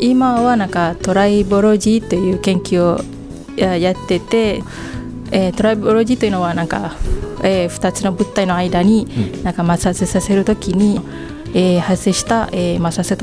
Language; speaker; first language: Japanese; non-native, fluent; Malay